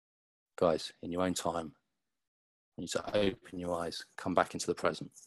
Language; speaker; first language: English; native; English